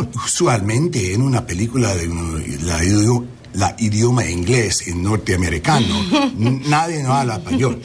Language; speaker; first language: Spanish; early bilingual, heritage; Spanish